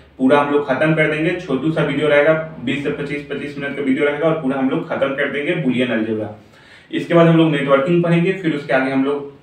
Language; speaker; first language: Hindi; native; Hindi